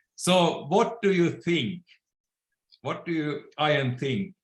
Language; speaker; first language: English; non-native, fluent; Finnish